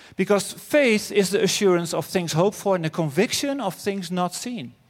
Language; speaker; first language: English; non-native, fluent; Dutch